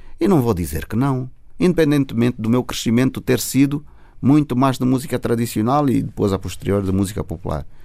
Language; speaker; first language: Portuguese; native; Portuguese